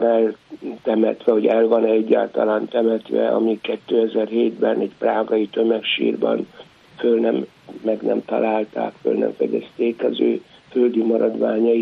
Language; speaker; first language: Hungarian; native; Hungarian